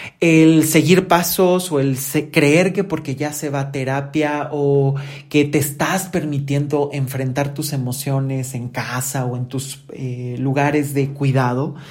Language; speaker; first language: Spanish; native; Spanish